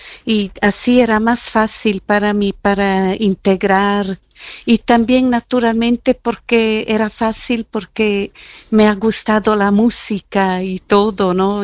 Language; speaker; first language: Spanish; non-native, fluent; German